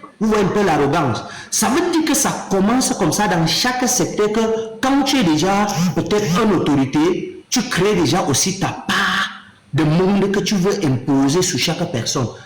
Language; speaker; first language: French; non-native, local second language; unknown